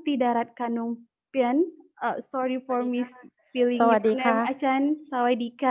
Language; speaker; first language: English; non-native, learner; Indonesian